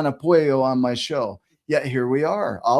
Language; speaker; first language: English; native; English